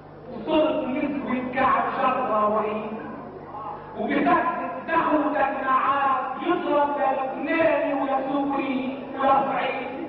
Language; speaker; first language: Arabic; native; Arabic